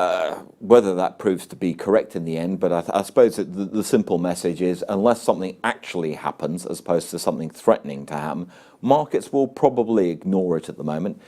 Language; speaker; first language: English; native; English